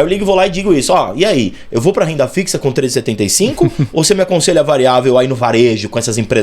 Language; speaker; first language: Portuguese; native; Portuguese